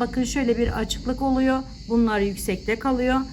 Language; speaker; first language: Turkish; native; Turkish